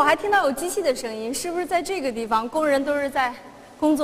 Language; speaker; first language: Chinese; native; Chinese